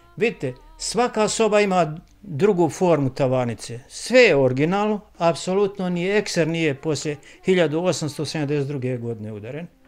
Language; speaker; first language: Croatian; native; Croatian